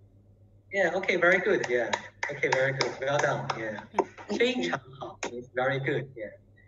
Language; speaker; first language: English; non-native, learner; Chinese